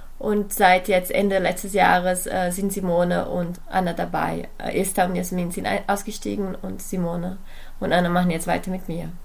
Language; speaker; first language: German; non-native, fluent; Portuguese